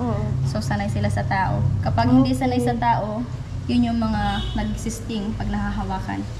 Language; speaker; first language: Filipino; native; Filipino